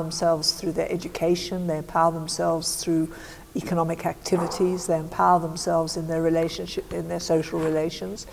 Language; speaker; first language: English; native; English